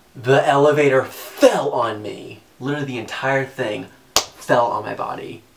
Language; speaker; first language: English; native; English